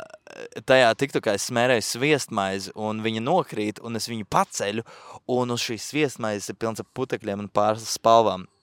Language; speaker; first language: Latvian; native; Latvian